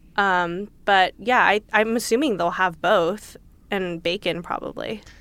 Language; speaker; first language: English; native; English